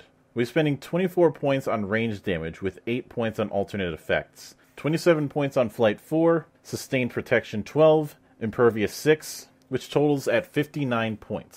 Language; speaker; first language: English; native; English